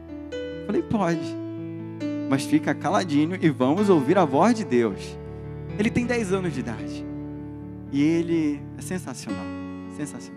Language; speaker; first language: Portuguese; native; Portuguese